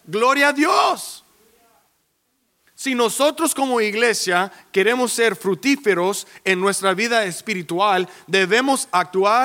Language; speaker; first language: Spanish; early bilingual, heritage; English